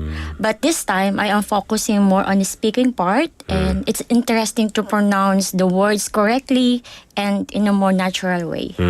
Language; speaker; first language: English; non-native, local second language; Filipino